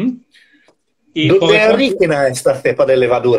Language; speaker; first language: Spanish; non-native, fluent; English